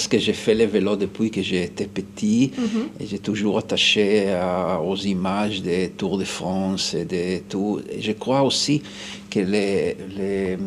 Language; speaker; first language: French; non-native, fluent; Hebrew